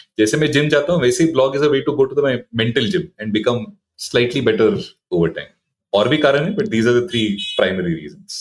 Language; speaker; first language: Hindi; non-native, local second language; Marathi